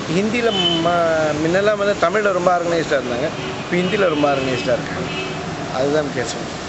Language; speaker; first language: Tamil; non-native, local second language; Malayalam